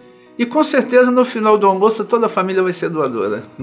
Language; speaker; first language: Portuguese; native; Portuguese